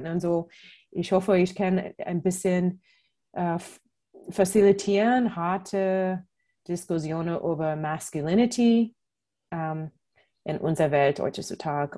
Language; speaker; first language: German; non-native, fluent; English